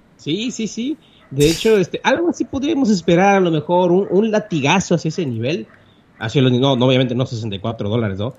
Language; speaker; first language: Spanish; native; Spanish